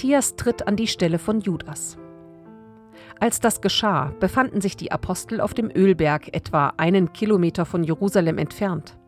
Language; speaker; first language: German; native; German